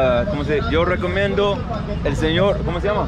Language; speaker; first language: Spanish; non-native, learner; English